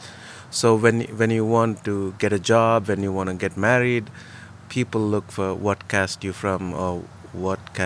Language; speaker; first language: English; non-native, local second language; Telugu